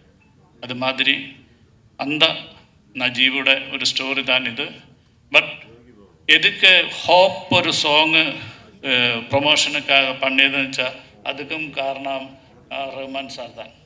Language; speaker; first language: Tamil; non-native, learner; Malayalam